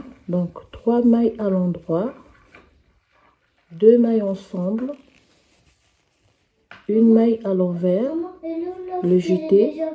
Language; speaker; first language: French; native; French